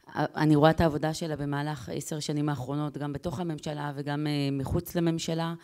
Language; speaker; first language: Hebrew; native; Hebrew